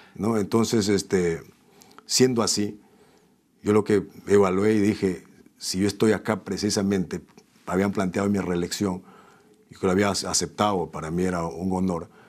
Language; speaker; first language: Spanish; native; Spanish